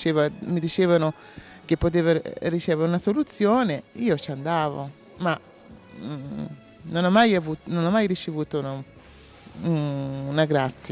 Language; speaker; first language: Italian; non-native, fluent; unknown